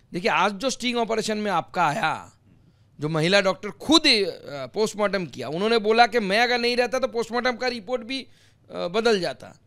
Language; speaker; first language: Hindi; non-native, local second language; Bangla